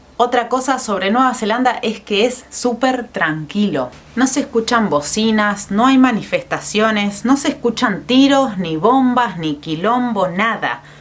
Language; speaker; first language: Spanish; native; Spanish